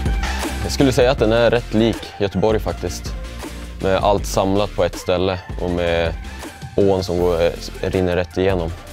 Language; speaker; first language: Swedish; native; Swedish